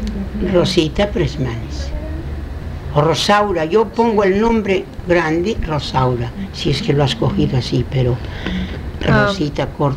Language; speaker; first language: Spanish; early bilingual, heritage; Spanish